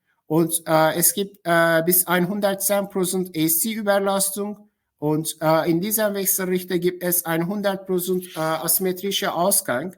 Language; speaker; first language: German; non-native, fluent; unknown